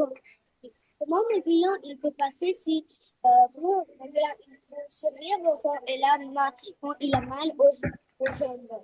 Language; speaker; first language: French; non-native, fluent; Russian